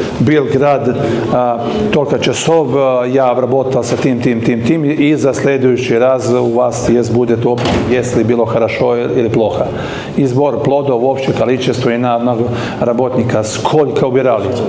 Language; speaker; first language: Russian; non-native, learner; Serbian